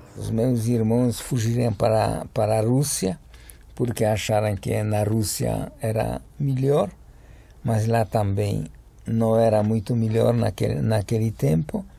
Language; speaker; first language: Portuguese; non-native, fluent; Polish